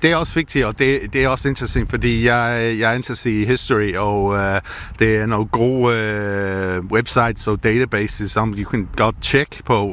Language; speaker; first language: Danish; non-native, learner; English